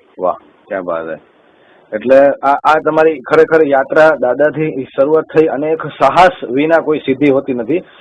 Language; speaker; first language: Gujarati; native; Gujarati